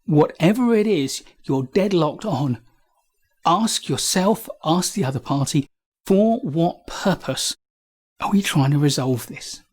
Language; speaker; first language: English; native; English